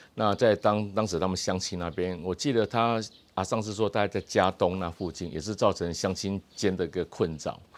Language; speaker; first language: Chinese; native; Chinese